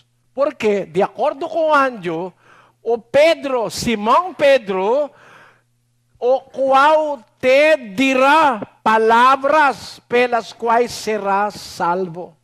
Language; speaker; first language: Portuguese; non-native, learner; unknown